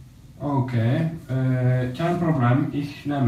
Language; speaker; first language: German; non-native, learner; Icelandic